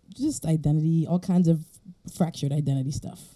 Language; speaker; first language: English; early bilingual, other home language; Spanish